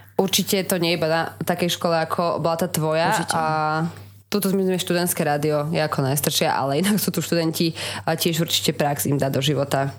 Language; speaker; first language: Slovak; native; Slovak